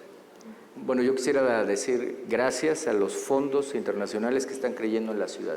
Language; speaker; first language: Spanish; native; Spanish